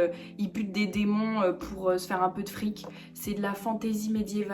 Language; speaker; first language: French; native; French